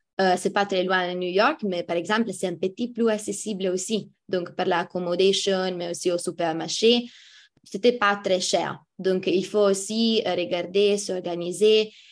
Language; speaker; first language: French; non-native, fluent; Italian